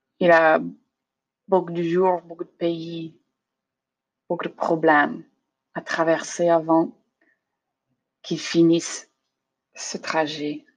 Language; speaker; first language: French; non-native, learner; English